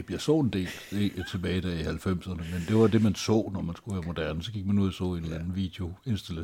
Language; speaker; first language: Danish; native; Danish